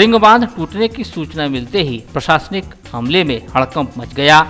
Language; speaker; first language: Hindi; native; Hindi